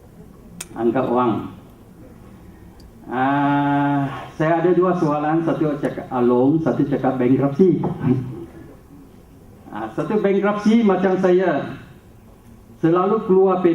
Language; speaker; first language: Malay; non-native, local second language; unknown